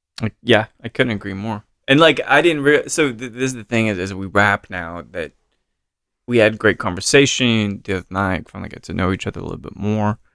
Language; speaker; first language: English; native; English